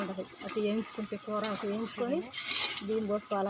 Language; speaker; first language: Telugu; native; Telugu